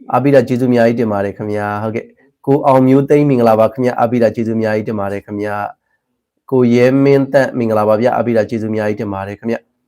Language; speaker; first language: Burmese; native; Burmese